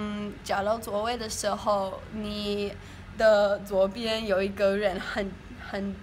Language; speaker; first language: Chinese; non-native, learner; English